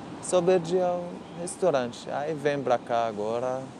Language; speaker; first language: Portuguese; non-native, learner; Arabic